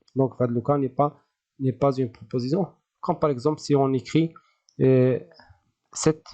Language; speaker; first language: French; non-native, local second language; Arabic